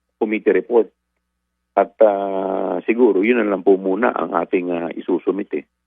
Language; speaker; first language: Filipino; native; Filipino